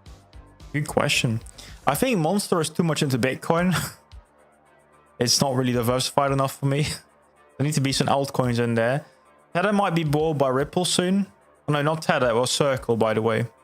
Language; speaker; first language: English; non-native, fluent; Dutch